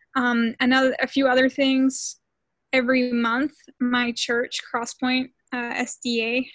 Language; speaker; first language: English; early bilingual, other home language; Spanish